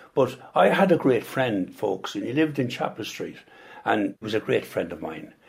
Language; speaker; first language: English; native; English